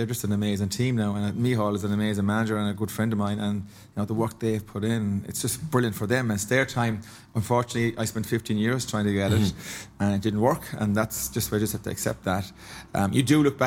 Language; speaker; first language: English; native; English